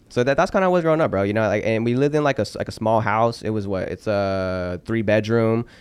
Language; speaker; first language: English; early bilingual, other home language; Polish